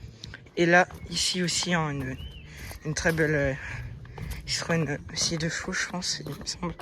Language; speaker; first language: French; native; French